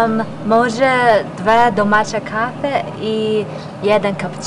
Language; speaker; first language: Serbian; non-native, learner; Chinese